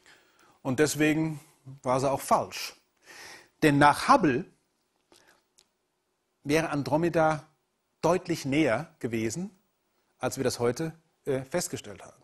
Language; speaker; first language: German; native; German